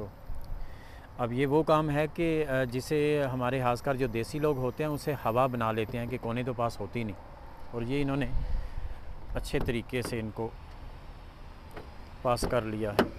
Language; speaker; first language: Urdu; non-native, local second language; Punjabi